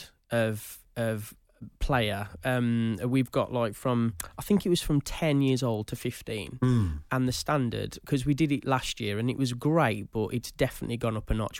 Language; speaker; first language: English; native; English